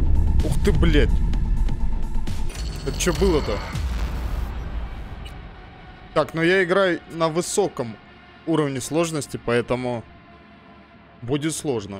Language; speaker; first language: Russian; native; Russian